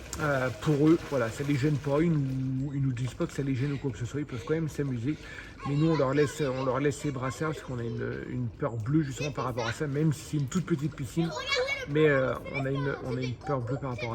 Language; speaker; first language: French; native; French